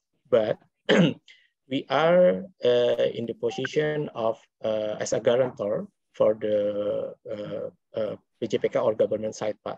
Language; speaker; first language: English; non-native, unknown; Indonesian